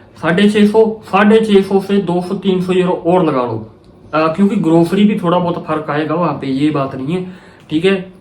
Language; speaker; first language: Hindi; non-native, local second language; Punjabi